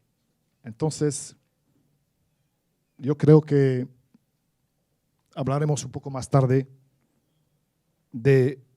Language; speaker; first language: Spanish; non-native, fluent; Arabic